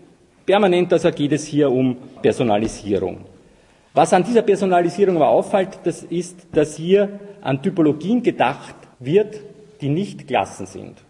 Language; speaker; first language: German; native; German